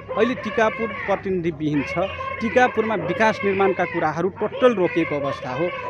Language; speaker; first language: Nepali; non-native, local second language; Dangaura Tharu